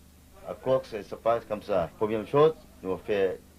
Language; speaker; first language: French; non-native, learner; Thai